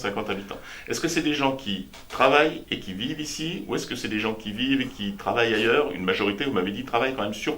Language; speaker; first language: French; native; French